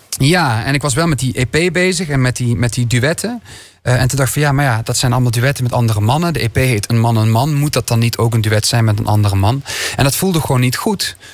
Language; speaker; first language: Dutch; native; Dutch